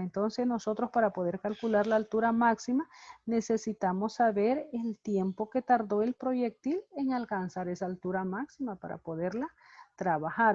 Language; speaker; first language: Spanish; native; Spanish